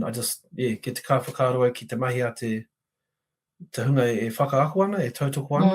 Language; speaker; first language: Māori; non-native, local second language; English